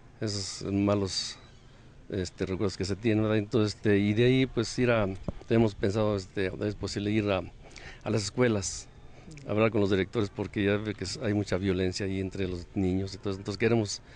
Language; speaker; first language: Spanish; native; Spanish